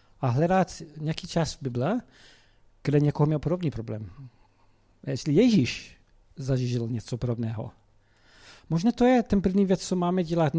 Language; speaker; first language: Czech; non-native, fluent; English